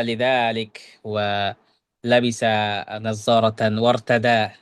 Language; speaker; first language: Arabic; non-native, fluent; Bangla